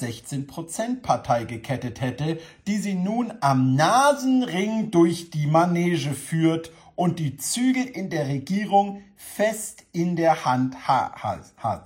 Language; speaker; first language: German; native; German